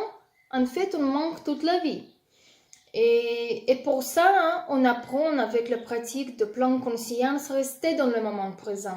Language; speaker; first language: French; non-native, learner; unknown